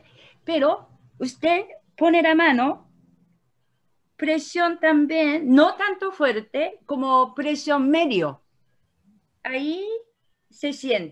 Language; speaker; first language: Spanish; non-native, learner; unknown